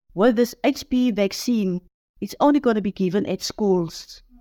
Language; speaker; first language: English; non-native, local second language; Afrikaans